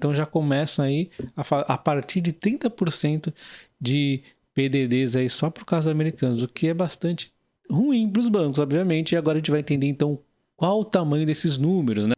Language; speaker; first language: Portuguese; native; Portuguese